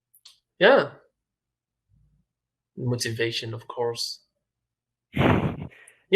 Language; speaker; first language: English; non-native, fluent; Arabic